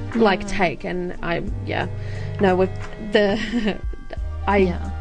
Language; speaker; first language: English; native; English